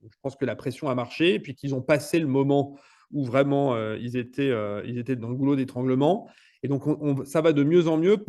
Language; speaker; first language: French; native; French